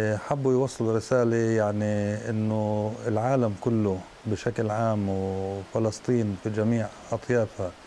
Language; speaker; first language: Arabic; native; Arabic